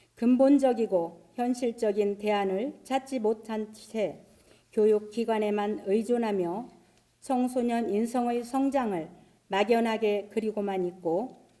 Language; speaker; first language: Korean; native; Korean